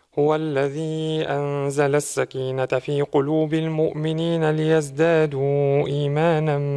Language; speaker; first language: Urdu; non-native, fluent; Arabic